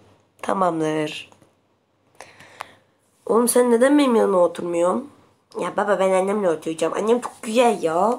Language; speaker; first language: Turkish; native; Turkish